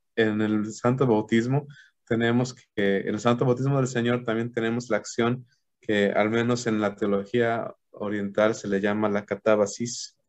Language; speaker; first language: Spanish; native; Spanish